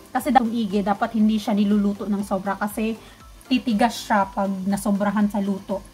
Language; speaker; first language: Filipino; non-native, local second language; Cebuano